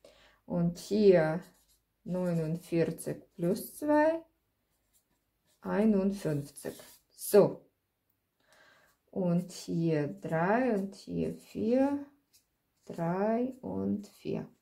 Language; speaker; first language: German; non-native, learner; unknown